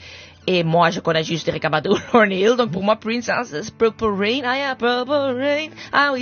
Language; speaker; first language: French; non-native, fluent; English